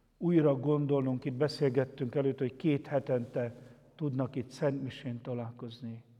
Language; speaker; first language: Hungarian; native; Hungarian